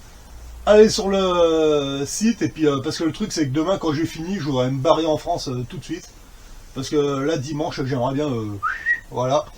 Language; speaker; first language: French; native; French